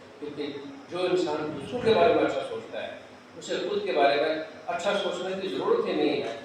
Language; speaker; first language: Urdu; native; Urdu